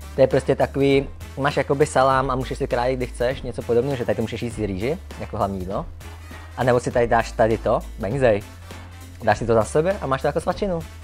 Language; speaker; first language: Czech; early bilingual, other home language; Vietnamese